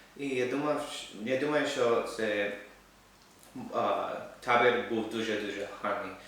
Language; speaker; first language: Ukrainian; non-native, learner; English